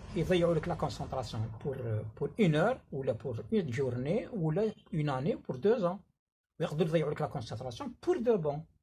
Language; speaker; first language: French; non-native, local second language; Arabic